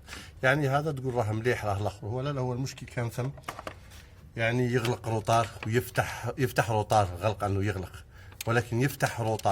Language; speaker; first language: Arabic; native; Arabic